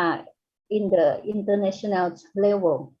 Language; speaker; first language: English; non-native, fluent; Thai